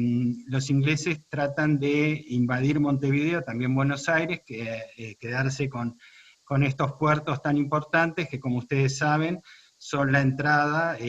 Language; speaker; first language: Spanish; native; Spanish